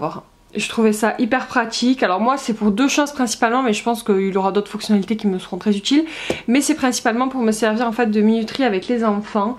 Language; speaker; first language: French; native; French